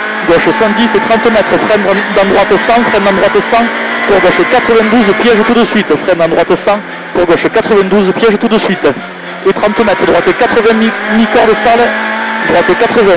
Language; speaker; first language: French; native; French